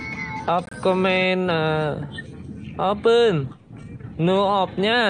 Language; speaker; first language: English; non-native, learner; Vietnamese